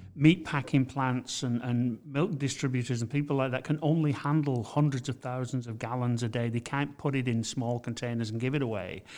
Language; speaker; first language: English; native; English